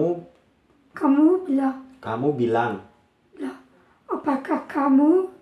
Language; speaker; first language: Indonesian; non-native, learner; Turkish